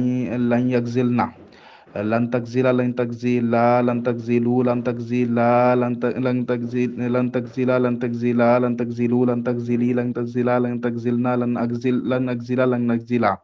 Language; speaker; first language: Arabic; non-native, learner; Urdu